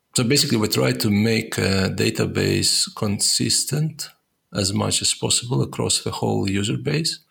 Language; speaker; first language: English; non-native, fluent; Estonian